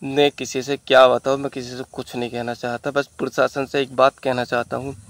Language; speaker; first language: Hindi; native; Hindi